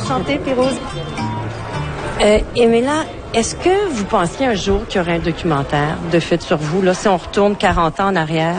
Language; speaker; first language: French; native; French